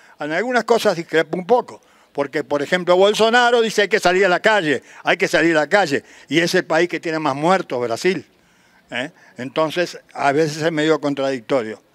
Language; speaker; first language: Spanish; native; Spanish